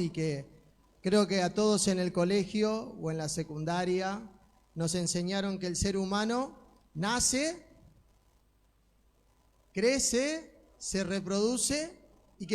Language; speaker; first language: Spanish; native; Spanish